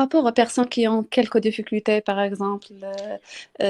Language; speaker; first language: French; non-native, local second language; Arabic